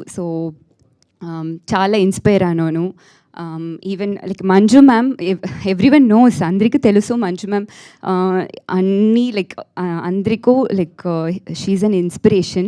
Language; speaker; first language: Telugu; non-native, learner; Tamil